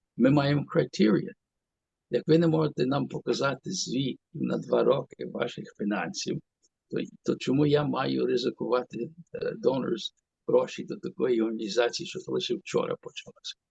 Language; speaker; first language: Ukrainian; early bilingual, heritage; Ukrainian